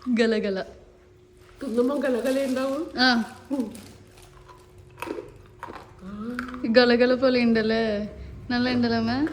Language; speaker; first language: Malayalam; non-native, learner; Kannada